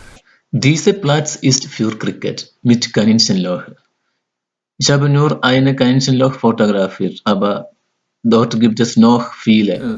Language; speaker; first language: German; non-native, learner; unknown